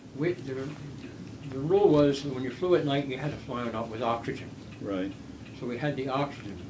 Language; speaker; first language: English; native; English